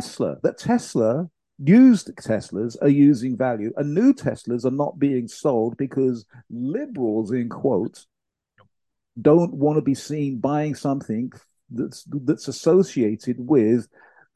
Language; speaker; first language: English; native; English